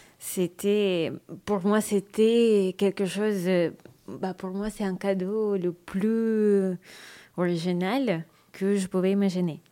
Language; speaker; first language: French; non-native, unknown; Russian